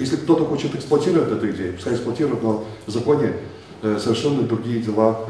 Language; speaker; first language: Russian; non-native, local second language; Romanian